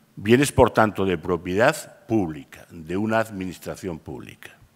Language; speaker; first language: Spanish; native; Spanish